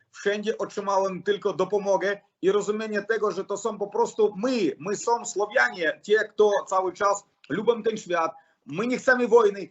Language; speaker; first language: Polish; non-native, learner; Russian